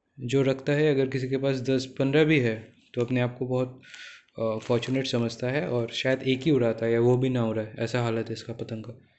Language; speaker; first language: Hindi; non-native, local second language; Bangla